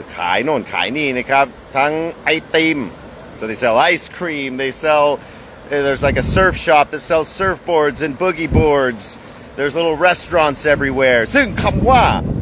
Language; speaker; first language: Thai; non-native, fluent; English